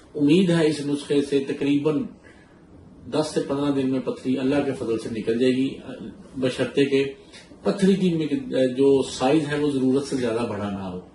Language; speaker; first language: Urdu; non-native, local second language; Punjabi